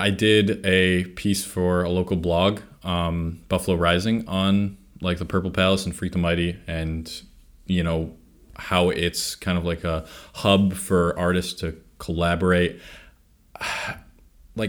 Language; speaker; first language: English; native; English